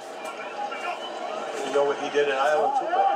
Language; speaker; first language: English; native; English